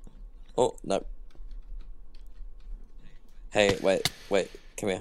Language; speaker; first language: English; native; English